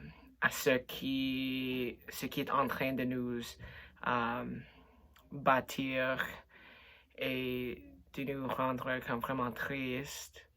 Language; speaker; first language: French; non-native, local second language; English